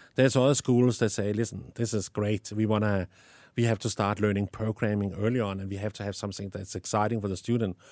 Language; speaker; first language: English; non-native, fluent; Danish